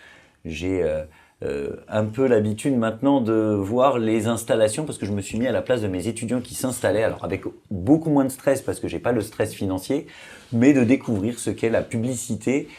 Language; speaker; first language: French; native; French